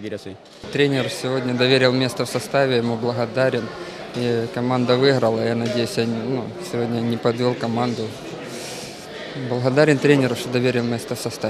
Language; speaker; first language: Russian; native; Russian